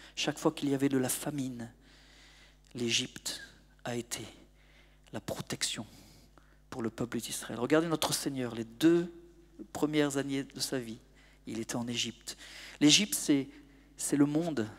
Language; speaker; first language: French; native; French